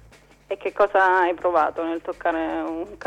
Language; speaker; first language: Italian; native; Italian